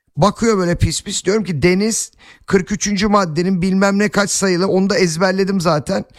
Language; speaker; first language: Turkish; native; Turkish